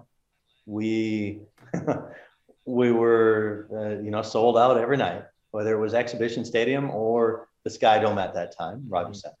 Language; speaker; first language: English; native; English